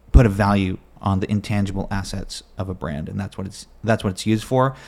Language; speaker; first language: English; native; English